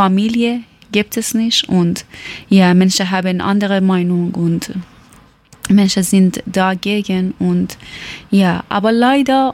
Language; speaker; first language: German; non-native, learner; Persian